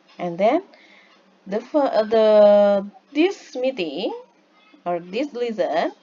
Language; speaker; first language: English; non-native, learner; Indonesian